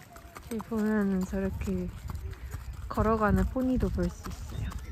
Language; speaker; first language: Korean; native; Korean